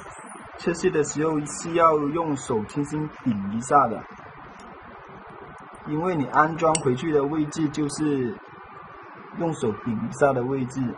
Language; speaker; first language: Chinese; native; Chinese